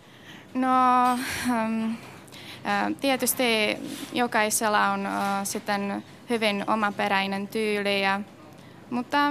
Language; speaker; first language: Finnish; non-native, fluent; Czech